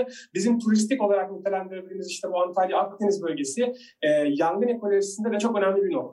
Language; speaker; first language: Turkish; native; Turkish